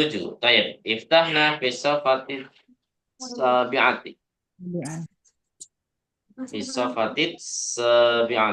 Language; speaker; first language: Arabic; non-native, fluent; Indonesian